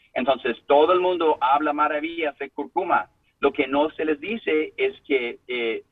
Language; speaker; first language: Spanish; non-native, fluent; English